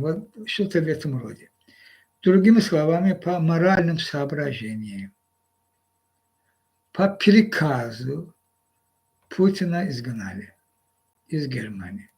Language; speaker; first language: Russian; non-native, local second language; Azerbaijani